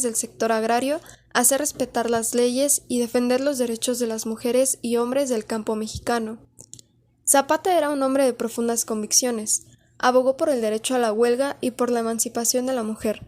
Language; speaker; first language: Spanish; native; Spanish